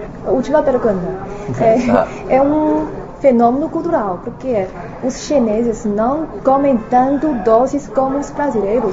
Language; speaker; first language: Portuguese; non-native, fluent; Chinese